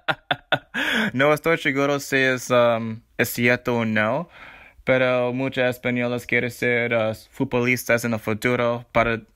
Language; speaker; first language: Spanish; non-native, learner; English